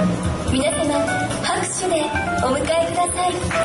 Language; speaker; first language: Japanese; native; Japanese